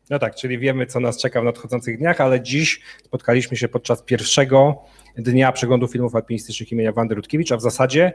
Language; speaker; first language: Polish; native; Polish